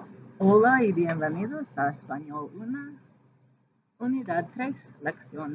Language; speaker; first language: Spanish; non-native, fluent; English